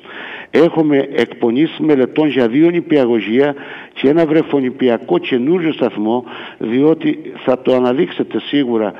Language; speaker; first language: Greek; native; Greek